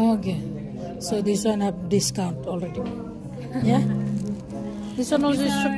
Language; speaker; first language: English; non-native, local second language; Filipino